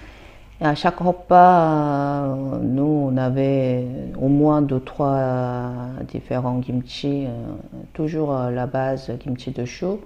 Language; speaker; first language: French; non-native, fluent; Korean